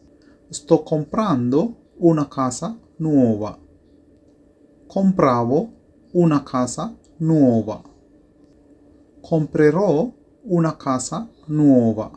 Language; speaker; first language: Italian; non-native, fluent; Sinhala